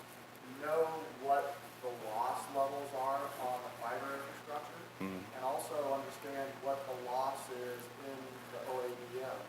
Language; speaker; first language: English; native; English